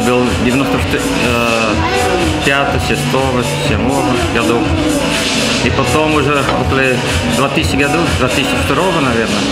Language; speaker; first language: Russian; non-native, learner; Dutch